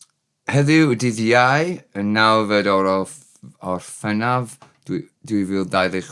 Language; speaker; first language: Welsh; non-native, learner; English